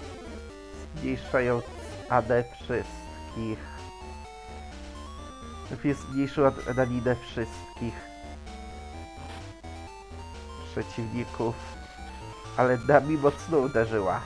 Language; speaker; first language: Polish; native; Polish